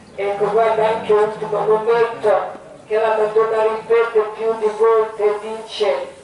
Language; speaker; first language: Italian; non-native, learner; Croatian